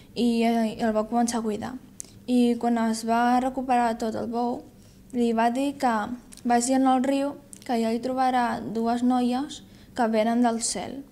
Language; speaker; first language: Catalan; non-native, fluent; Chinese